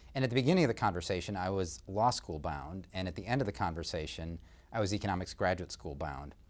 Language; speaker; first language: English; native; English